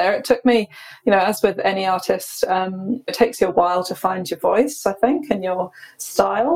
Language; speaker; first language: English; native; English